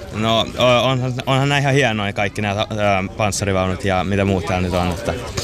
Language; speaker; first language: Finnish; native; Finnish